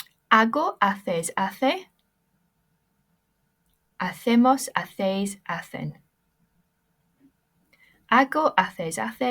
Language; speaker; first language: Spanish; non-native, fluent; English